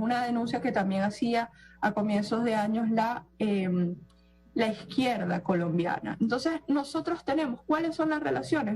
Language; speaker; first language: Spanish; native; Spanish